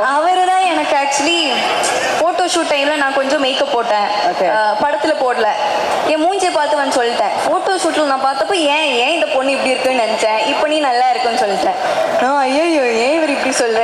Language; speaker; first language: Tamil; non-native, local second language; Malayalam